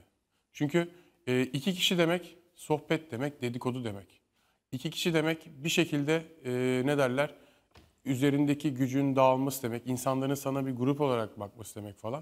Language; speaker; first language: Turkish; native; Turkish